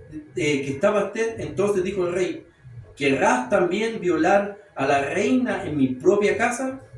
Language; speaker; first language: Spanish; native; Spanish